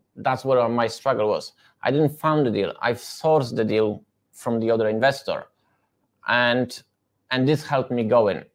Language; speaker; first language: English; non-native, fluent; Polish